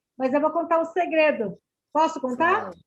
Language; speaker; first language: Portuguese; native; Portuguese